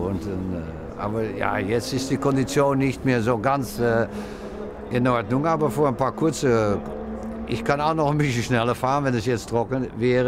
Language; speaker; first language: German; non-native, fluent; Dutch